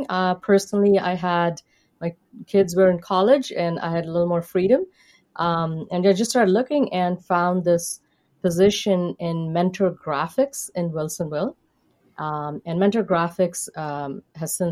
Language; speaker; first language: English; non-native, local second language; Hindi